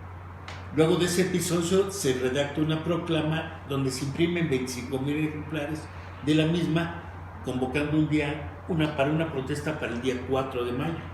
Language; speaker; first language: Spanish; native; Spanish